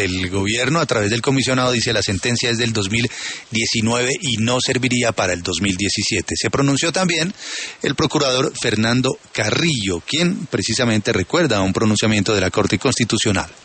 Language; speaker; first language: Spanish; native; Spanish